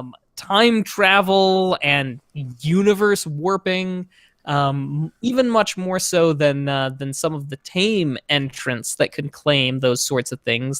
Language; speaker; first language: English; native; English